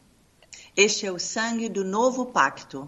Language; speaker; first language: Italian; non-native, learner; Portuguese